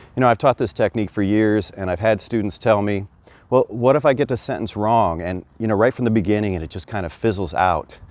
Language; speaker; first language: English; native; English